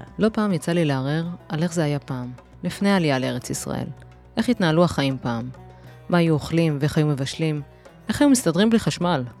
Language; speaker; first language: Hebrew; native; Hebrew